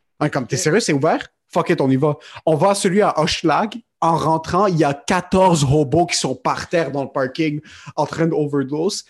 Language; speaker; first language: French; native; French